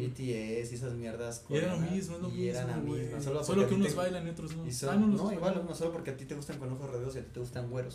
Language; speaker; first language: Spanish; native; Spanish